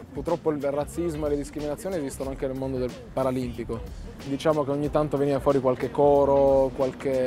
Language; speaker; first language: Italian; native; Italian